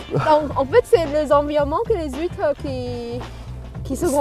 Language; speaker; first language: French; non-native, fluent; Chinese